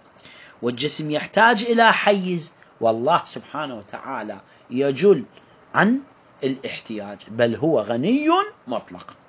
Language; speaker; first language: Arabic; native; Arabic